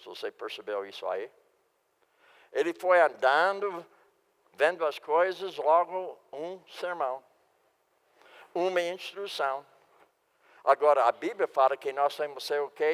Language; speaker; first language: Portuguese; non-native, fluent; English